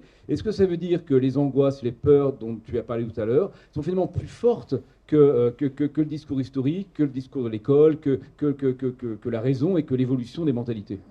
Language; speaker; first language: French; native; French